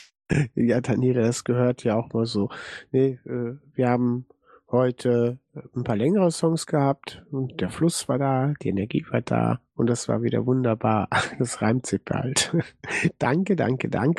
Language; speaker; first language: German; native; German